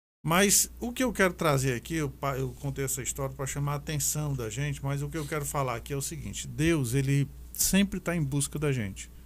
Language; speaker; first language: Portuguese; native; Portuguese